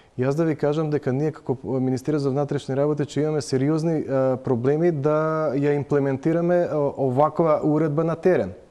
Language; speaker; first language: Macedonian; native; Macedonian